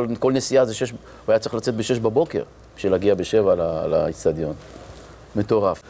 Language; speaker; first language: Hebrew; native; Hebrew